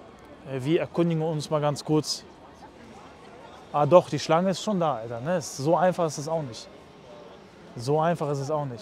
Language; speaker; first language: German; native; German